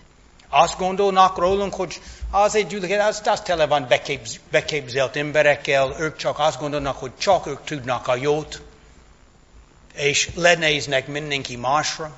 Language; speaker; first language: Hungarian; non-native, fluent; English